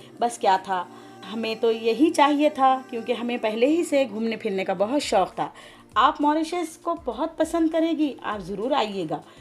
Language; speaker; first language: Urdu; native; Urdu